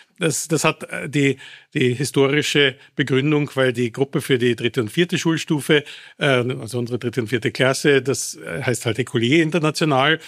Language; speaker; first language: German; early bilingual, other home language; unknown